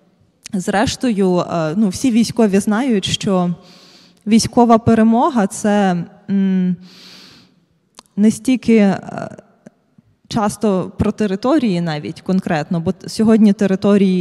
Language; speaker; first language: Ukrainian; native; Ukrainian